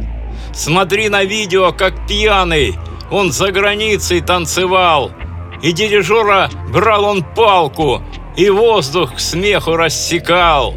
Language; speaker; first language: Russian; native; Russian